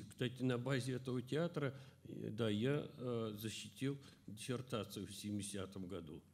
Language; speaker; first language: Russian; native; Russian